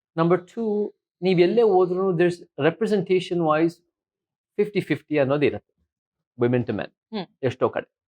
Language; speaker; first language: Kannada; early bilingual, heritage; Kannada